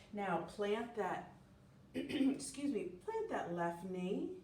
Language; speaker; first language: English; native; English